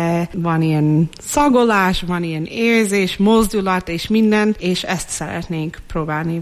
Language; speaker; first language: Hungarian; non-native, fluent; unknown